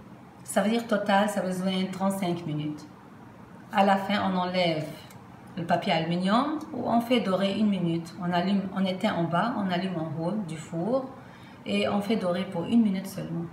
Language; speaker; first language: French; non-native, fluent; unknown